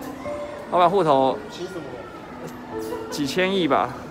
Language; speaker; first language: Chinese; native; Chinese